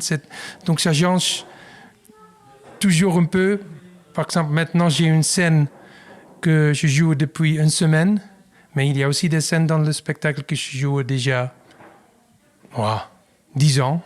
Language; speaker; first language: French; non-native, learner; Dutch